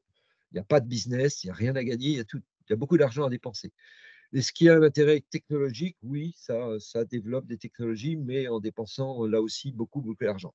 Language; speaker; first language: French; native; French